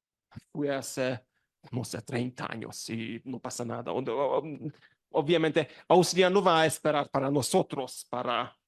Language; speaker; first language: Spanish; non-native, learner; Hungarian